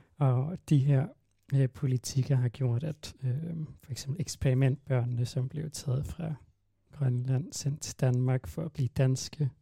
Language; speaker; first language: Danish; non-native, local second language; Kalaallisut